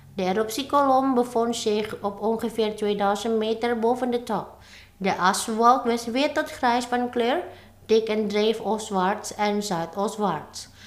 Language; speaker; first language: Dutch; non-native, fluent; Indonesian